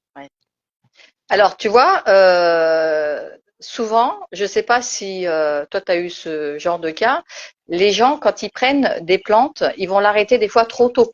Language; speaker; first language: French; native; French